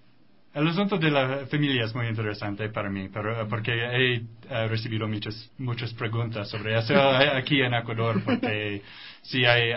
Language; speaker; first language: Spanish; non-native, fluent; English